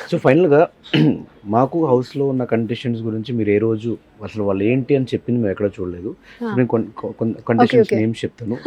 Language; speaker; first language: Telugu; native; Telugu